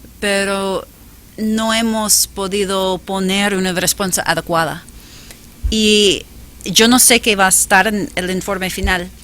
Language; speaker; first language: Spanish; non-native, fluent; English